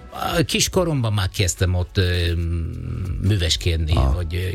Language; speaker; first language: Hungarian; non-native, learner; Italian